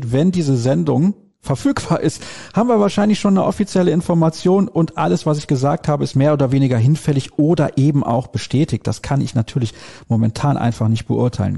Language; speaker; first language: German; native; German